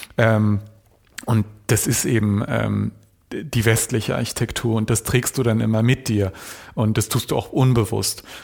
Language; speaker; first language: German; native; German